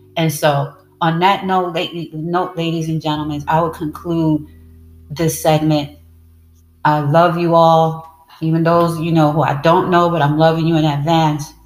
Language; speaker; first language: English; early bilingual, other home language; Spanish